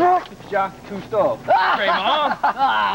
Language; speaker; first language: French; non-native, learner; English